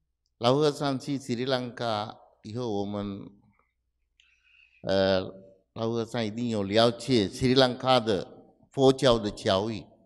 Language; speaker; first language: Chinese; non-native, fluent; Sinhala